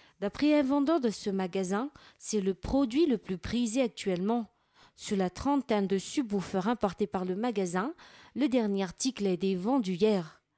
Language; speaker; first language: French; non-native, local second language; Malagasy